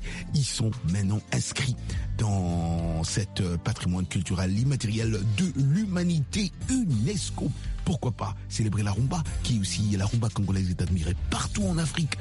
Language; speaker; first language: French; non-native, local second language; Lingala